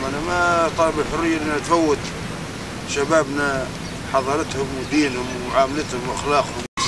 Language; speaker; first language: Arabic; native; Arabic